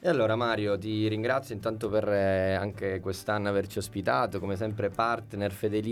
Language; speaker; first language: Italian; native; Italian